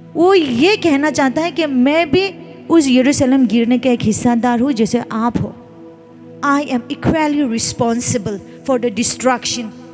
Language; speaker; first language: Hindi; non-native, local second language; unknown